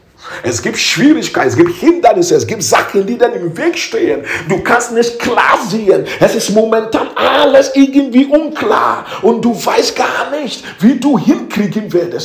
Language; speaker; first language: German; non-native, fluent; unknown